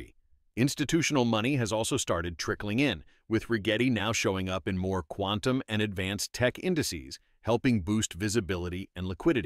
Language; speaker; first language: English; native; English